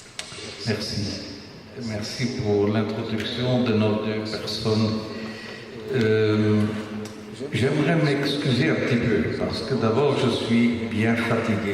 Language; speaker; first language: French; non-native, local second language; Dutch